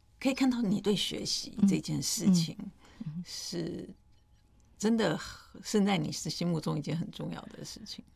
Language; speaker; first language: Chinese; native; Chinese